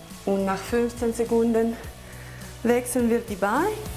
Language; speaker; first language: German; non-native, learner; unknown